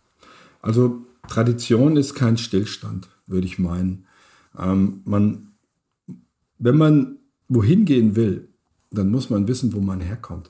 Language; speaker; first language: German; native; German